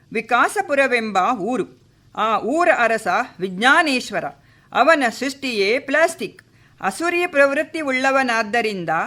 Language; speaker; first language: Kannada; native; Kannada